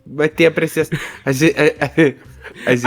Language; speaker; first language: Portuguese; native; Portuguese